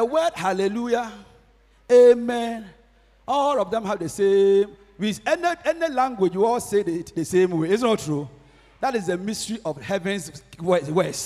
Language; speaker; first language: English; non-native, local second language; Akan